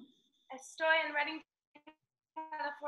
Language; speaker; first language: Spanish; non-native, learner; English